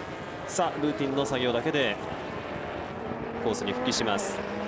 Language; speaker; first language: Japanese; native; Japanese